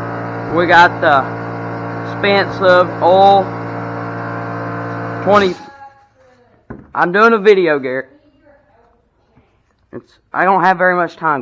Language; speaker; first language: English; native; English